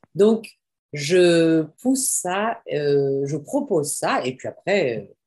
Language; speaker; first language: French; native; French